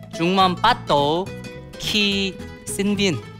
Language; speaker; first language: Vietnamese; non-native, learner; Korean